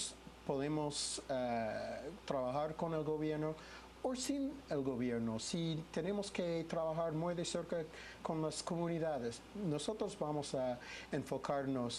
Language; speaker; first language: Spanish; non-native, fluent; English